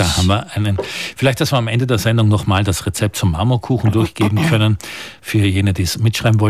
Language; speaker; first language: German; native; German